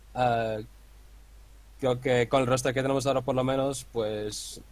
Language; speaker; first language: Spanish; non-native, fluent; Dutch